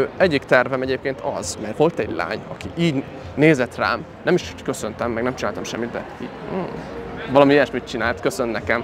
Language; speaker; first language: Hungarian; early bilingual, other home language; Chinese